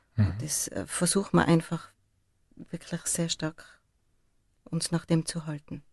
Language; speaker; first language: German; native; German